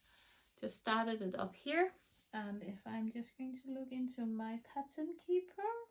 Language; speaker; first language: English; non-native, fluent; Danish